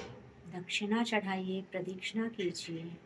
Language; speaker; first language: Hindi; native; Hindi